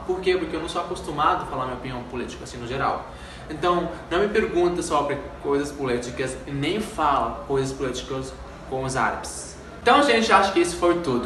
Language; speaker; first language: Portuguese; non-native, fluent; Arabic